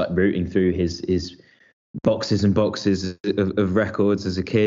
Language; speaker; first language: English; native; English